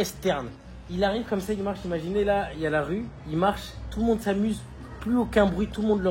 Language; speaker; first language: French; native; French